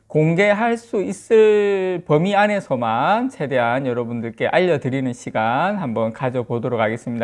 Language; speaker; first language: Korean; native; Korean